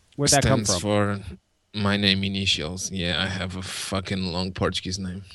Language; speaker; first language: English; non-native, fluent; Portuguese